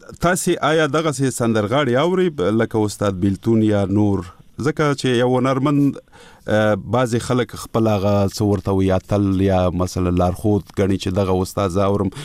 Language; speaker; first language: Pashto; native; Pashto